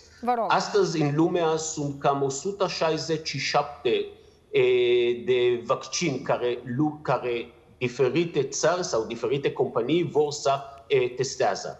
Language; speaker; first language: Romanian; non-native, learner; Hebrew